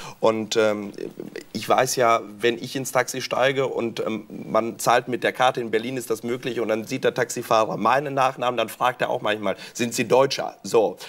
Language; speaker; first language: German; early bilingual, other home language; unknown